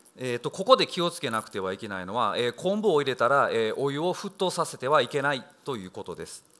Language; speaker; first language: Japanese; native; Japanese